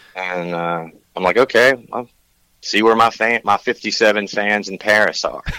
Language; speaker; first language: English; native; English